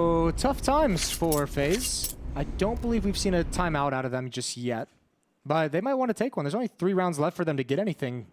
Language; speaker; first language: English; native; English